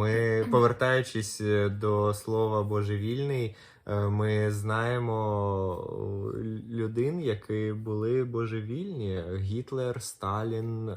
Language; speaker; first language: Ukrainian; non-native, local second language; Russian